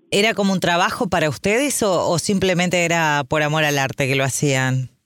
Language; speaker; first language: Spanish; native; Spanish